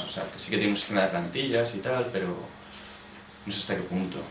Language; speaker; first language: Spanish; native; Spanish